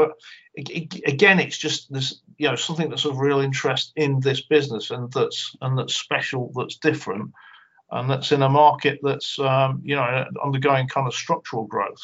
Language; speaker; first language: English; native; English